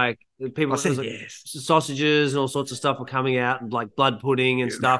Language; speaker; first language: English; native; English